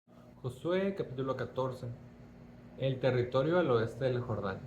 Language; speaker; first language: Spanish; native; Spanish